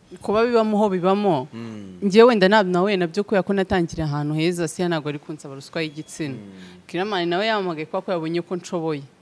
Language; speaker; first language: Kinyarwanda; native; Kinyarwanda